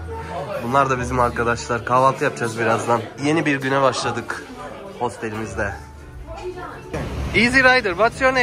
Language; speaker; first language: Turkish; native; Turkish